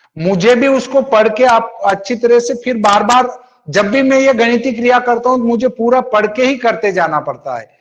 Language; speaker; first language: Hindi; native; Hindi